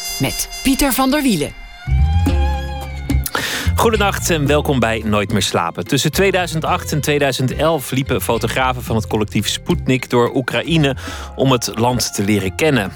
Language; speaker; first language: Dutch; native; Dutch